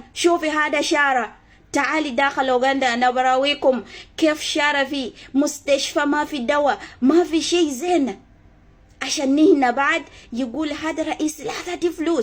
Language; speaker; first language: Arabic; non-native, learner; Ganda